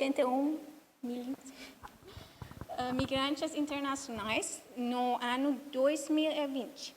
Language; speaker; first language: Portuguese; non-native, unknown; Persian